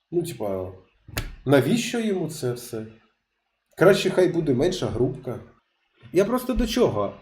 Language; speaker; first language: Ukrainian; non-native, local second language; Russian